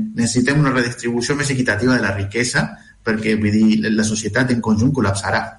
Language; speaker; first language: Catalan; non-native, fluent; Spanish